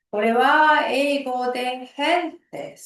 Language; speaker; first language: Japanese; non-native, fluent; Uzbek